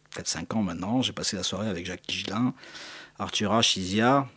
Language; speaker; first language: French; native; French